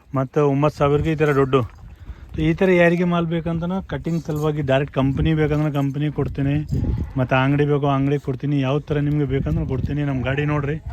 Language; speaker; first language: Kannada; non-native, local second language; Urdu